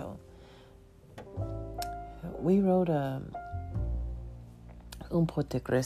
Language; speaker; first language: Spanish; non-native, learner; English